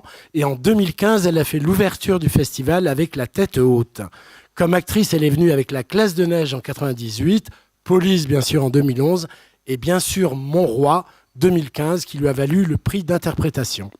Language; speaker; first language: French; native; French